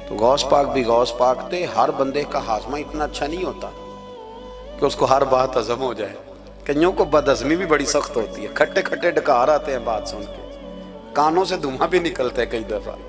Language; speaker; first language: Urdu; non-native, local second language; Punjabi